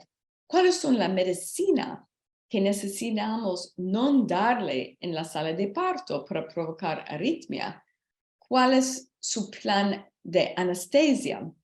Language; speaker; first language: Spanish; non-native, learner; English